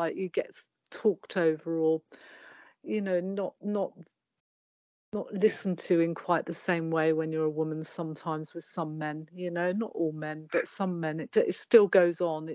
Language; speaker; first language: English; native; English